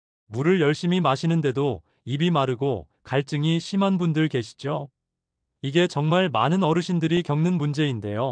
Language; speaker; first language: Korean; native; Korean